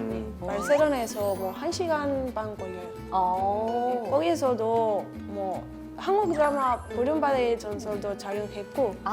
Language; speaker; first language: Korean; non-native, fluent; Spanish